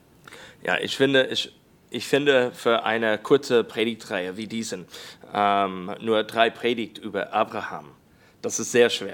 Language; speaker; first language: German; non-native, learner; English